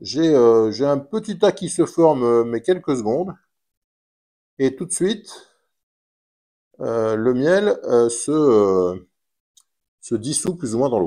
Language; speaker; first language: French; native; French